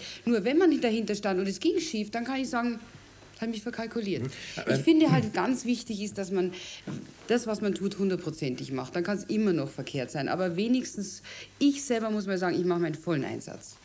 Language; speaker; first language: German; native; German